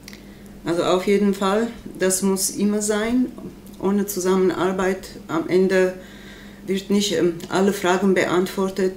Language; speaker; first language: German; non-native, learner; Armenian